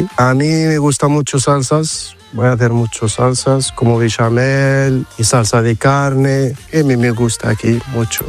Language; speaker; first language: Spanish; non-native, learner; Arabic